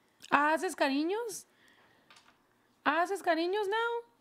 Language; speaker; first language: Spanish; early bilingual, heritage; Spanish